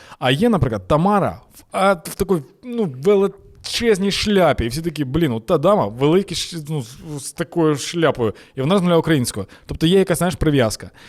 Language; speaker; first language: Ukrainian; non-native, local second language; Russian